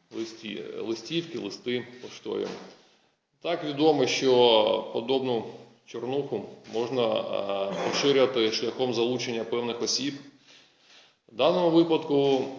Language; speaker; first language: Ukrainian; non-native, local second language; Russian